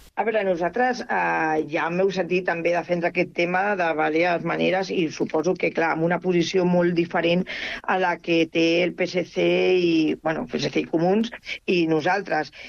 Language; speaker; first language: Catalan; non-native, local second language; Spanish